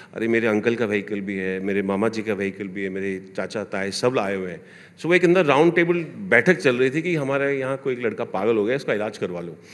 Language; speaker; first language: Hindi; native; Hindi